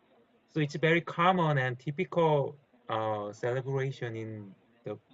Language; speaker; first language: English; non-native, learner; Korean